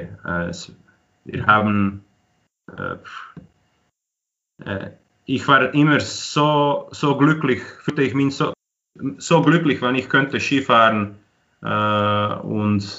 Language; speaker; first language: German; non-native, fluent; Croatian